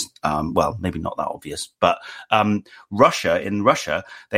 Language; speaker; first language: English; native; English